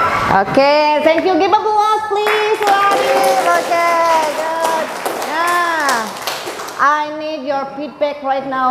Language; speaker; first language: English; non-native, fluent; Indonesian